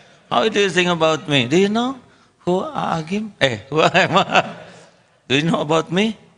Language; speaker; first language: English; non-native, learner; Indonesian